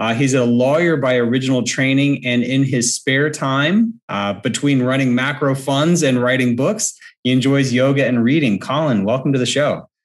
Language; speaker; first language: English; native; English